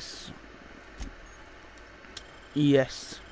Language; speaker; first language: English; native; English